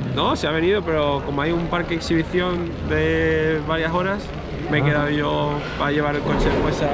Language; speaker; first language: Spanish; native; Spanish